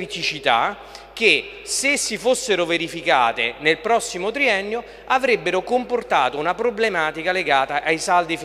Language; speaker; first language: Italian; native; Italian